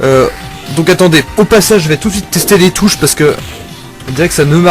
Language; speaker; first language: French; native; French